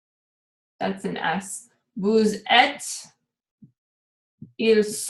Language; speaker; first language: French; non-native, learner; English